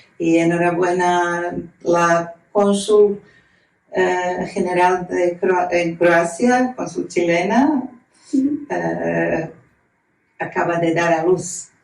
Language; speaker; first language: Spanish; non-native, fluent; Croatian